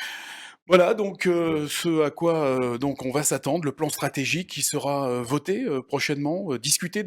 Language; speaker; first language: French; native; French